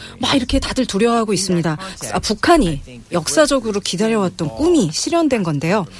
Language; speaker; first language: Korean; non-native, fluent; English